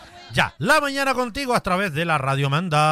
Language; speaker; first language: Spanish; native; Spanish